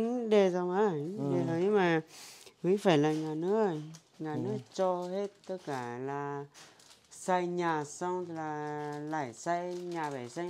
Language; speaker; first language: Vietnamese; non-native, local second language; Hmong